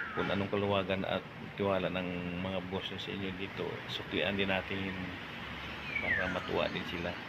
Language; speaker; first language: Filipino; non-native, local second language; Hiligaynon